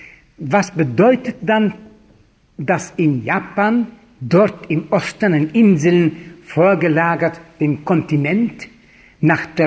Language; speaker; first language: German; non-native, fluent; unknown